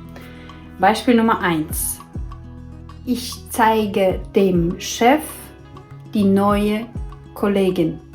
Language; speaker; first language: German; non-native, fluent; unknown